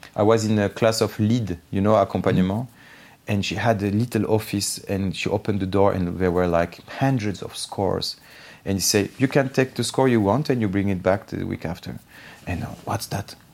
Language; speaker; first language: English; non-native, fluent; Armenian